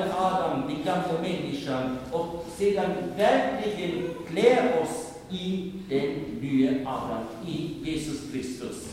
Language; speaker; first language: Swedish; non-native, fluent; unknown